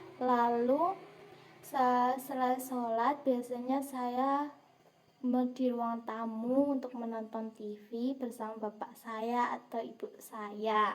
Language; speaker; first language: Indonesian; non-native, local second language; Javanese